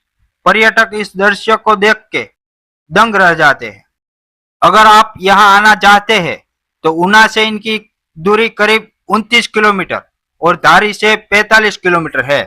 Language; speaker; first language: Hindi; non-native, local second language; Gujarati